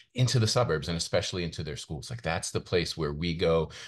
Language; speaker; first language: English; native; English